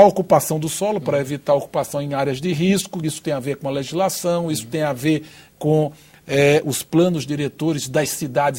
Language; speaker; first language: Portuguese; native; Portuguese